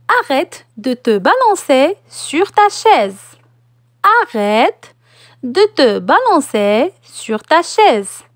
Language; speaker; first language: French; non-native, local second language; Arabic